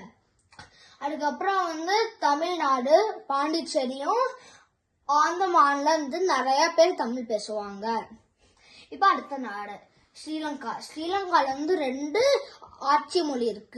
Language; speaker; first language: Tamil; early bilingual, heritage; Tamil